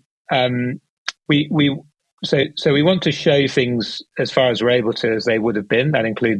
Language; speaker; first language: English; native; English